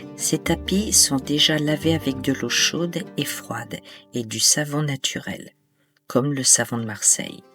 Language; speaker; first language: French; native; French